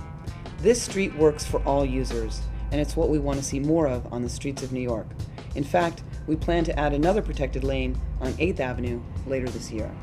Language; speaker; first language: English; native; English